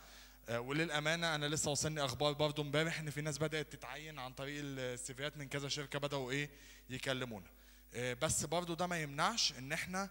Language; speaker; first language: Arabic; native; Arabic